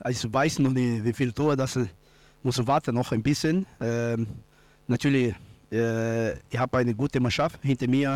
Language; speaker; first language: German; non-native, learner; Portuguese